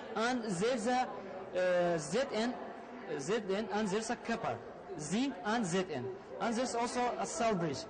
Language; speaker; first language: English; non-native, learner; Arabic